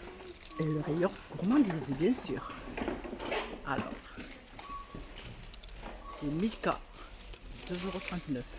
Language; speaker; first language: French; native; French